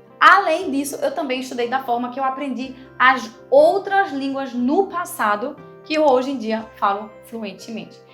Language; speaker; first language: Portuguese; non-native, fluent; German